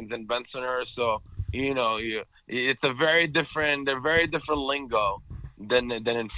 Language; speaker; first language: English; non-native, fluent; Arabic